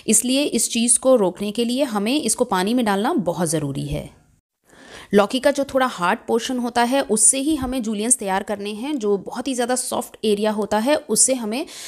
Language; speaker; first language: Hindi; native; Hindi